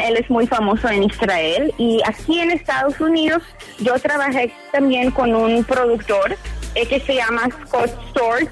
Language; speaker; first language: Spanish; early bilingual, heritage; Hebrew